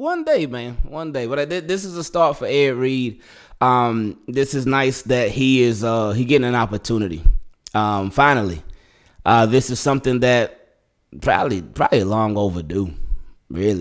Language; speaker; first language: English; native; English